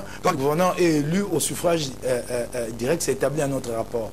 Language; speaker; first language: French; non-native, local second language; Lingala